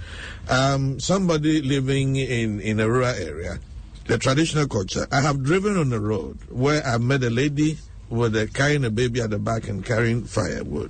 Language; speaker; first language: English; non-native, local second language; Akan